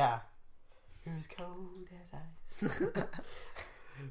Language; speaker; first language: English; native; English